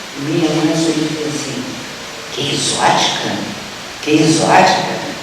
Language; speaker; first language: Portuguese; early bilingual, other home language; Russian